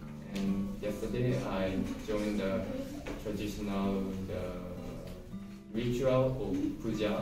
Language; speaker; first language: English; non-native, learner; Japanese